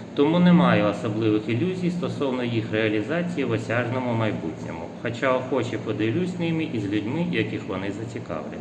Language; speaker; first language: Ukrainian; non-native, local second language; Russian